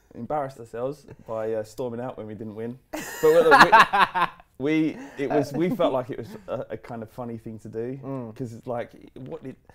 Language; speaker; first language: English; native; English